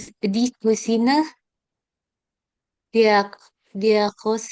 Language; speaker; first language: German; non-native, learner; Indonesian